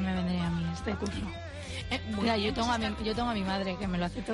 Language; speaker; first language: Spanish; native; Spanish